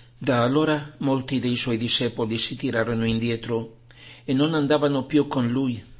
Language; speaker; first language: Italian; non-native, fluent; Spanish